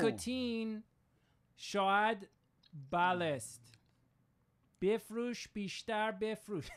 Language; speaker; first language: Persian; early bilingual, heritage; Persian